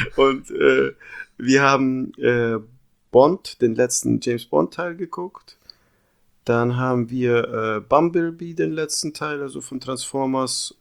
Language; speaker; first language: German; early bilingual, other home language; Russian